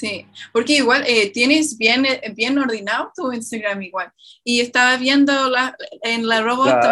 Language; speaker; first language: Spanish; non-native, fluent; English